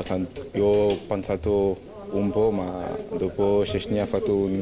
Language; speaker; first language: Italian; non-native, fluent; French